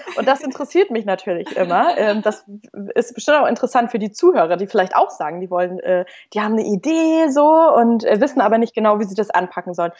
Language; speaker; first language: German; native; German